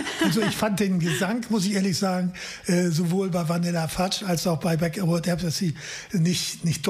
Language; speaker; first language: German; native; German